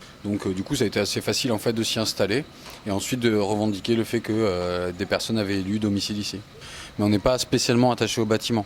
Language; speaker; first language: French; native; French